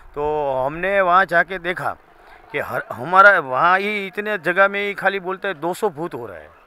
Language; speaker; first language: Hindi; non-native, local second language; Gujarati